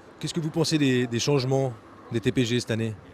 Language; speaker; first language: French; native; French